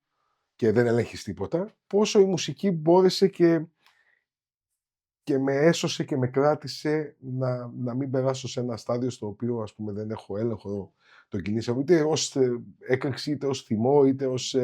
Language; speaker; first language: Greek; native; Greek